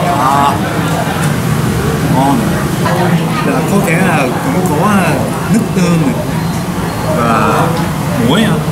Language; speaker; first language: Vietnamese; non-native, learner; Japanese